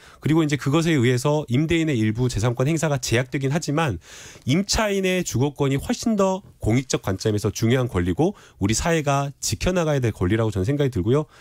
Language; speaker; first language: Korean; native; Korean